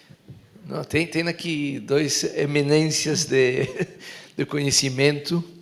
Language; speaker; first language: Portuguese; non-native, fluent; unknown